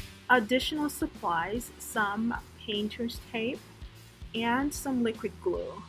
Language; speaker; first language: English; native; English